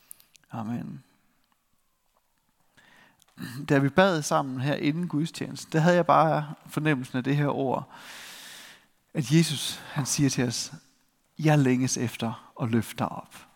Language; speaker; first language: Danish; native; Danish